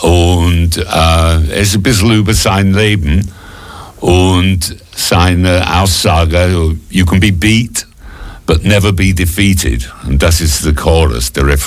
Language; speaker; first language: German; non-native, fluent; English